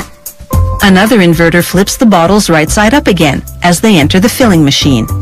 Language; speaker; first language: English; native; English